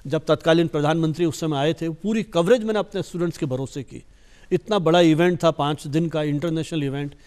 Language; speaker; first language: Hindi; native; Hindi